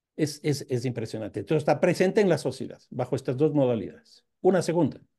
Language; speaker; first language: Spanish; native; Spanish